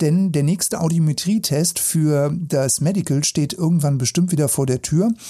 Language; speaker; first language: German; native; German